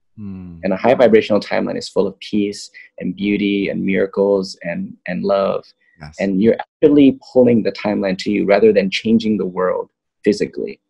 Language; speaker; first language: English; native; English